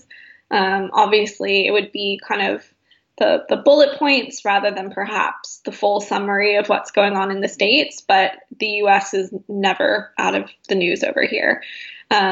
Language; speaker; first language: English; native; English